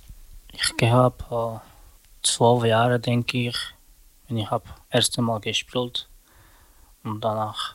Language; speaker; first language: German; non-native, learner; Slovak